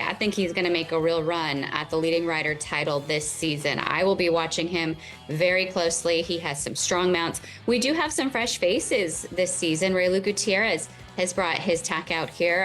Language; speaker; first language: English; native; English